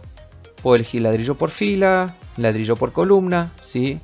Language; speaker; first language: Spanish; native; Spanish